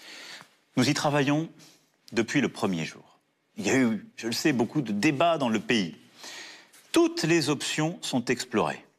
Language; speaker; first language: French; native; French